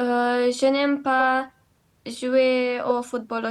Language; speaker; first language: French; non-native, learner; Romanian